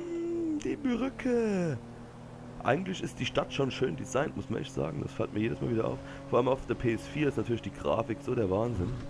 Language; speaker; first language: German; native; German